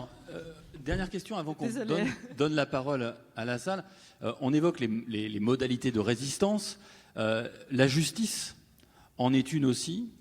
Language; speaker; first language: French; native; French